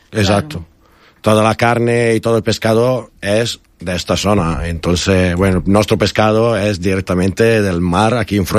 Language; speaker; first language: Spanish; non-native, fluent; Italian